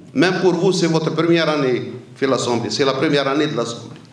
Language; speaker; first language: French; non-native, local second language; Arabic